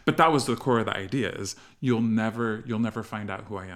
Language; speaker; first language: English; native; English